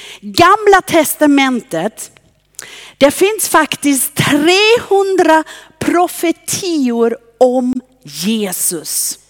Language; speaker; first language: Swedish; non-native, fluent; German